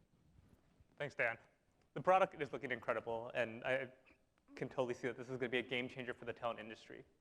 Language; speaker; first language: English; native; English